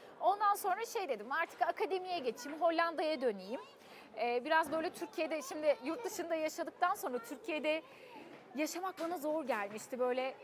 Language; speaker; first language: Turkish; early bilingual, heritage; Turkish